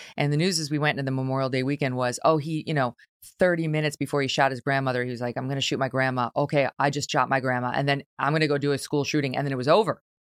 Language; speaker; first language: English; native; English